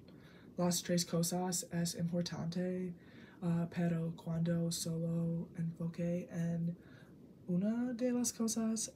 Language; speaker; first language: Spanish; non-native, learner; English